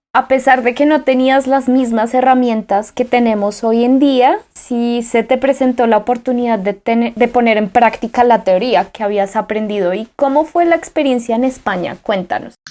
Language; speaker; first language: Spanish; native; Spanish